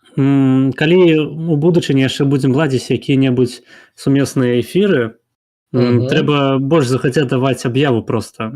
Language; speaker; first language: Belarusian; non-native, local second language; Russian